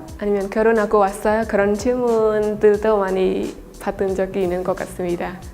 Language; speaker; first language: Korean; non-native, fluent; Khmer